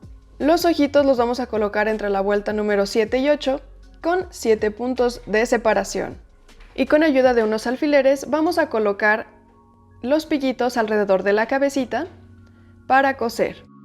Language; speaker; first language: Spanish; native; Spanish